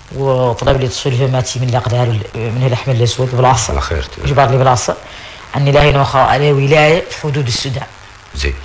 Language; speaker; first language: Arabic; early bilingual, heritage; Arabic